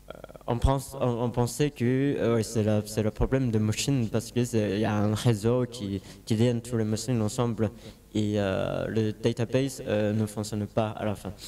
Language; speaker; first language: French; non-native, learner; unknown